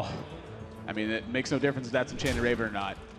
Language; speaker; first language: English; native; English